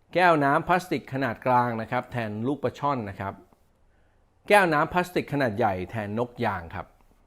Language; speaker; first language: Thai; native; Thai